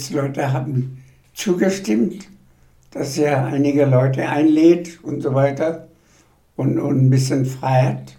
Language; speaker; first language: German; non-native, fluent; Bangla